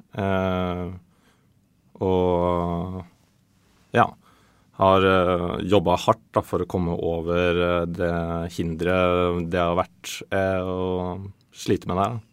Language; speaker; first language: Norwegian; early bilingual, other home language; Swedish